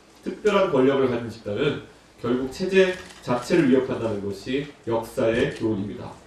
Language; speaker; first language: Korean; native; Korean